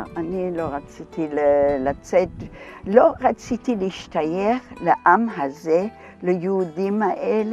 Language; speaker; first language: Hebrew; non-native, fluent; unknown